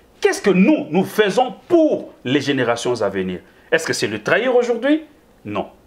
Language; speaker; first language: French; non-native, local second language; Lingala